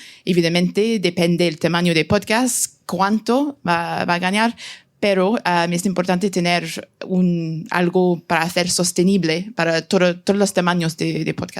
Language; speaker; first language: Spanish; non-native, fluent; French